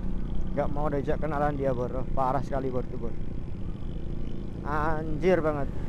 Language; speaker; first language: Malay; non-native, local second language; Javanese